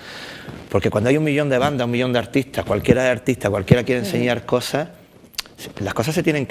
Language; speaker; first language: Spanish; native; Spanish